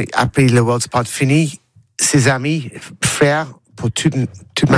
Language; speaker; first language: French; non-native, learner; English